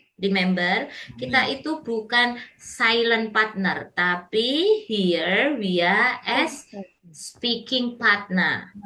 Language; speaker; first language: English; non-native, learner; Indonesian